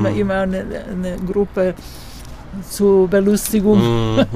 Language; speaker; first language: German; non-native, fluent; Croatian